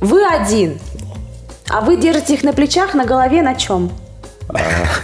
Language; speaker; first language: Russian; native; Russian